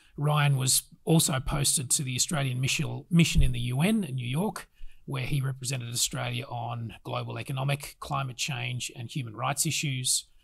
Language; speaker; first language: English; native; English